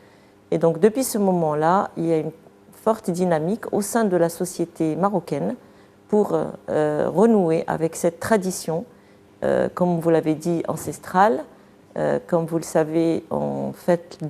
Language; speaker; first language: French; non-native, local second language; Arabic